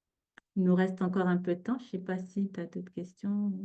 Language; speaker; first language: French; native; French